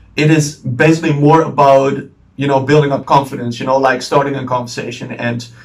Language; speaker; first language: English; non-native, fluent; Dutch